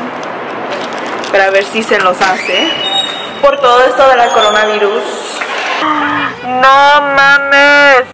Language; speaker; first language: Spanish; early bilingual, heritage; Spanish